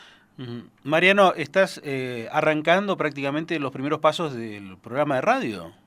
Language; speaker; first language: Spanish; native; Spanish